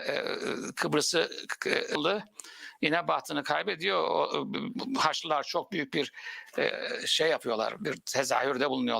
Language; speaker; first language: Turkish; native; Turkish